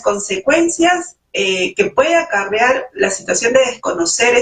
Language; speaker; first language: Spanish; native; Spanish